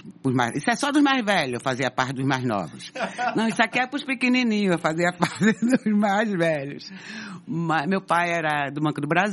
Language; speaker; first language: Portuguese; native; Portuguese